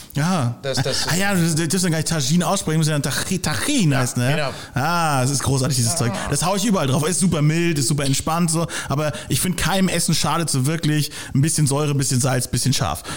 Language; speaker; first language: German; native; German